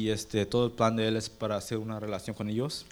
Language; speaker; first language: Spanish; early bilingual, heritage; Spanish